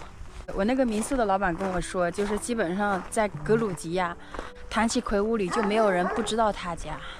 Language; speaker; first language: Chinese; native; Chinese